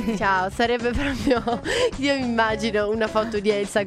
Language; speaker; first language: Italian; native; Italian